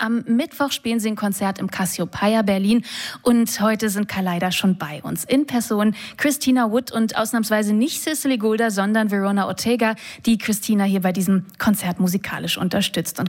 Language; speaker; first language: German; native; German